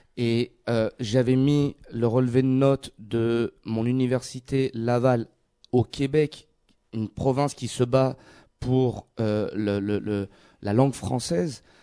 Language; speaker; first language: French; native; French